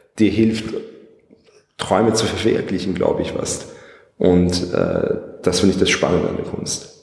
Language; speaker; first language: German; early bilingual, other home language; Persian